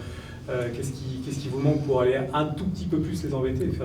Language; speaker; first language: French; native; French